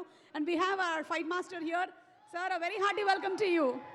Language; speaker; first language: Telugu; native; Telugu